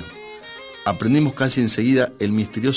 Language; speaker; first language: Spanish; native; Spanish